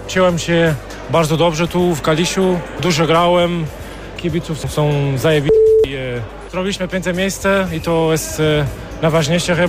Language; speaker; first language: Polish; non-native, fluent; Portuguese